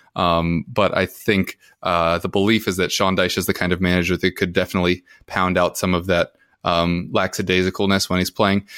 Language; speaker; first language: English; native; English